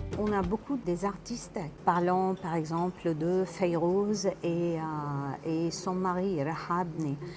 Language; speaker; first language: French; non-native, local second language; Arabic